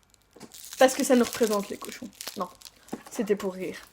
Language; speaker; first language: French; native; French